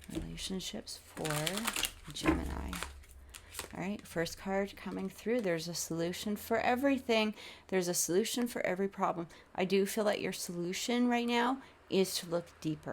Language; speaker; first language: English; native; English